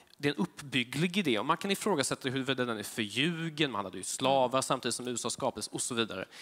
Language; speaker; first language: Swedish; early bilingual, other home language; Polish